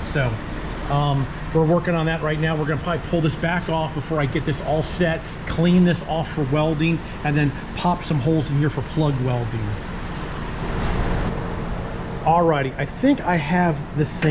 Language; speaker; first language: English; native; English